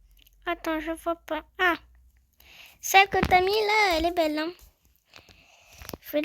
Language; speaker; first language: French; native; French